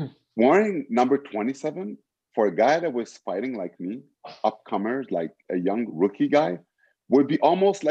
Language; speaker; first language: English; native; English